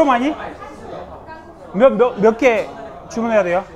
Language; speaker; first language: Korean; non-native, learner; Russian